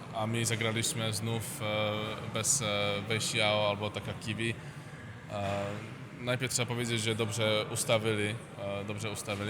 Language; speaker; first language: Polish; non-native, learner; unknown